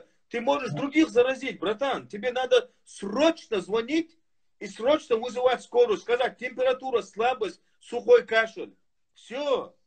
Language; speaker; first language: Russian; non-native, fluent; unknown